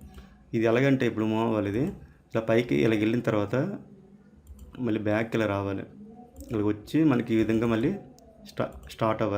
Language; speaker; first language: Telugu; native; Telugu